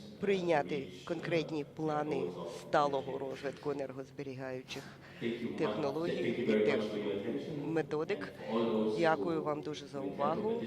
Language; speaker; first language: Ukrainian; native; Ukrainian